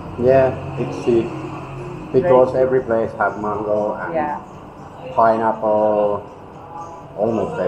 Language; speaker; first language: English; non-native, learner; Finnish